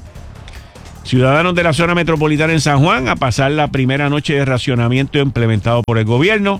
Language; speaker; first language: Spanish; native; Spanish